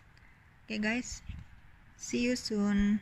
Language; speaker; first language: English; non-native, learner; Indonesian